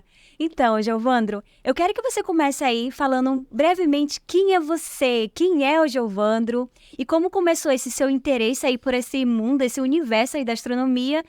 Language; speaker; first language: Portuguese; native; Portuguese